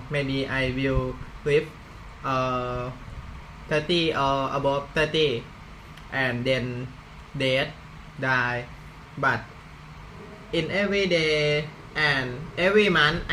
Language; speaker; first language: English; non-native, learner; Thai